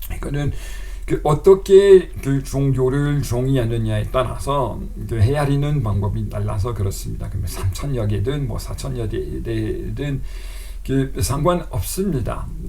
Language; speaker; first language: Korean; non-native, fluent; French